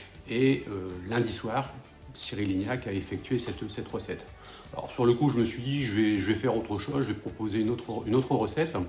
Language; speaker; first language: French; native; French